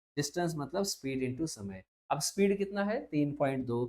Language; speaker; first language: Hindi; non-native, local second language; Marathi